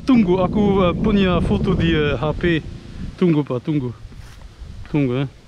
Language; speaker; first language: Indonesian; non-native, learner; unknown